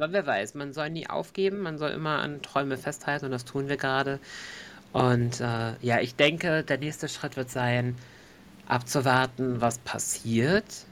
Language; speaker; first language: German; native; German